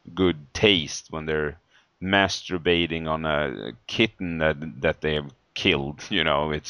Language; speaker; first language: English; non-native, fluent; Swedish